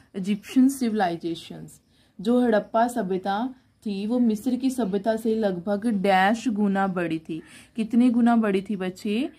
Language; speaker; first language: Hindi; non-native, local second language; Punjabi